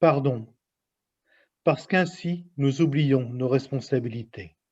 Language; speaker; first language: French; native; French